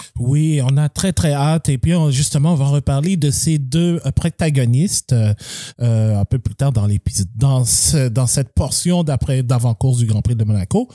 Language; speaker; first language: French; native; French